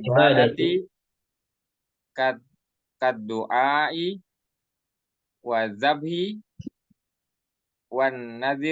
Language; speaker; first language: Arabic; non-native, learner; Indonesian